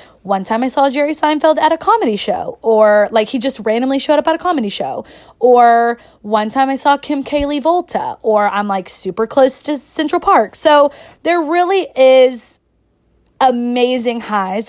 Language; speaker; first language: English; native; English